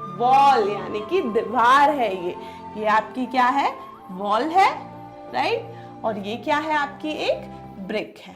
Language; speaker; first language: Hindi; non-native, local second language; Gujarati